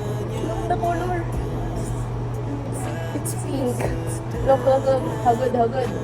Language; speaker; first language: English; non-native, local second language; Filipino